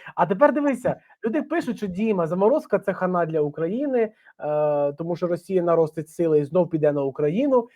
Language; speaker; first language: Ukrainian; native; Ukrainian